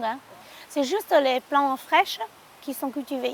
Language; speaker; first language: French; non-native, learner; Hmong